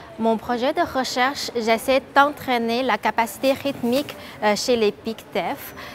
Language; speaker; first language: French; non-native, fluent; Chinese